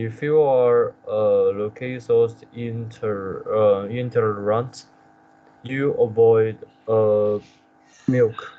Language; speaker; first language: English; non-native, learner; Chinese